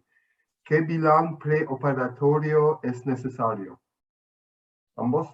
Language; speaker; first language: Spanish; non-native, fluent; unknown